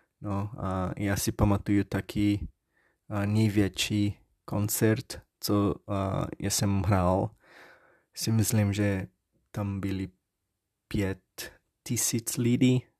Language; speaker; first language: Czech; non-native, learner; Portuguese